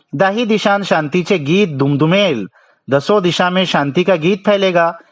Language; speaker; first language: Hindi; non-native, local second language; Marathi